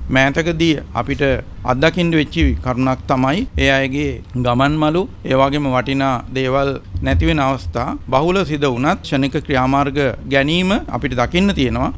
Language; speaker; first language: Sinhala; native; Sinhala